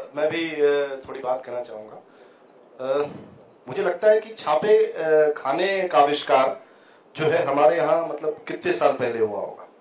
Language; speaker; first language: Hindi; native; Hindi